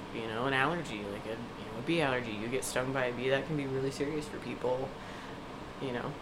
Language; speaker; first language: English; native; English